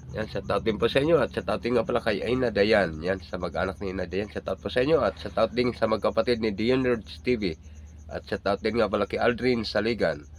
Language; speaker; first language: Filipino; non-native, local second language; Bikol